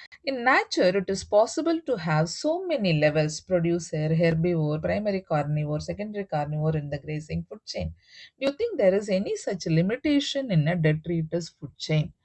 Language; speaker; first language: English; non-native, local second language; Tamil